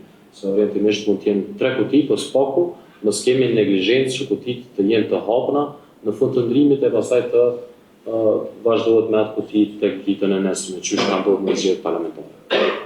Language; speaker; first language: Albanian; native; Albanian